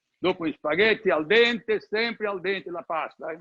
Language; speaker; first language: Italian; non-native, learner; Portuguese